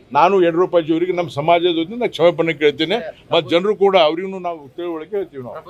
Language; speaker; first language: Kannada; non-native, local second language; Lambadi